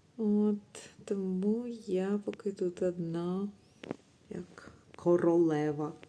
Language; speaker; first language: Ukrainian; native; Ukrainian